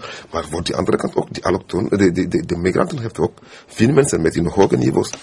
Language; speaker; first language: Dutch; non-native, fluent; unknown